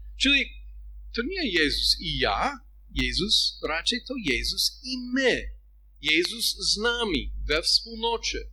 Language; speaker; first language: Polish; non-native, fluent; English